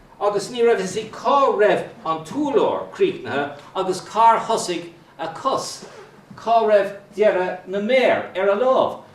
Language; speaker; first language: Irish; non-native, local second language; English